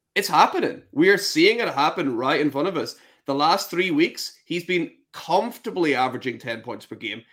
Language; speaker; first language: English; native; English